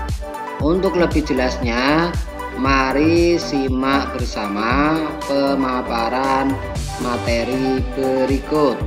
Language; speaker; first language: Indonesian; native; Indonesian